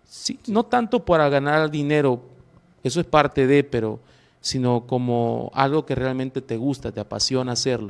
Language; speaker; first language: Spanish; native; Spanish